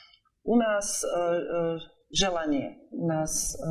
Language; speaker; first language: Russian; non-native, learner; Slovak